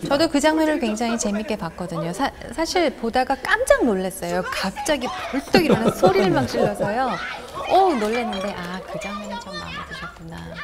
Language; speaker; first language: Korean; native; Korean